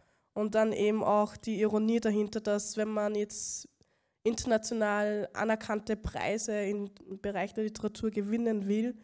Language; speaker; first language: German; native; German